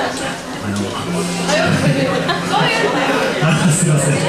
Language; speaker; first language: Japanese; native; Japanese